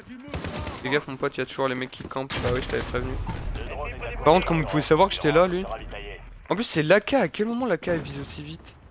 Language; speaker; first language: French; native; French